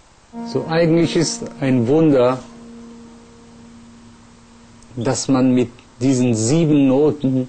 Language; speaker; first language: German; non-native, fluent; Persian